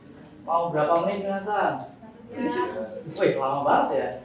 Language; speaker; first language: Indonesian; native; Indonesian